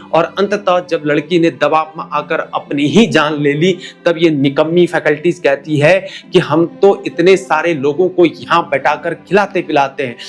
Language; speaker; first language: Hindi; native; Hindi